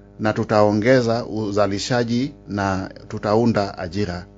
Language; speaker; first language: Swahili; non-native, local second language; Luo (Kenya and Tanzania)